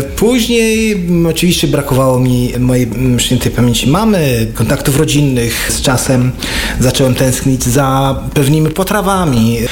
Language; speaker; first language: Polish; non-native, fluent; Arabic